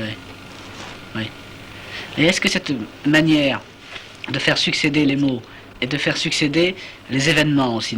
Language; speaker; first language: French; native; French